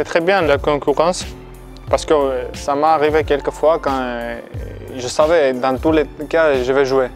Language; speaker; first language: French; non-native, fluent; Armenian